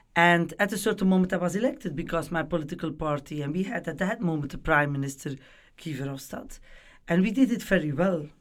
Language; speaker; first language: English; non-native, fluent; Dutch